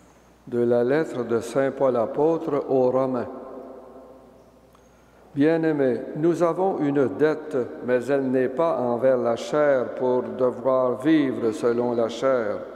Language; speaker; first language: French; native; French